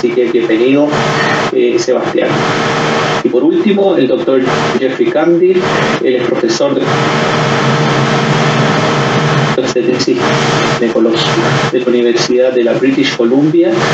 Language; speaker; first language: Spanish; native; Spanish